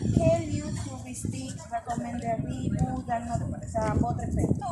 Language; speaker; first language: French; non-native, learner; Spanish